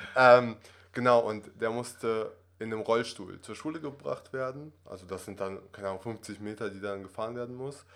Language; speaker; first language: German; early bilingual, other home language; Russian